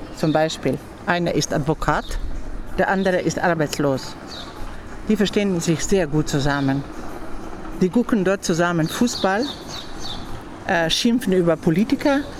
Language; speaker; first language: German; non-native, fluent; Slovenian